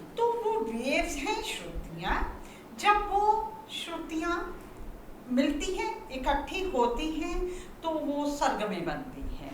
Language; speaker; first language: Hindi; non-native, local second language; Sindhi